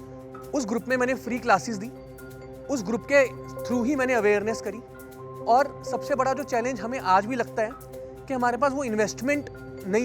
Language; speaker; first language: Hindi; native; Hindi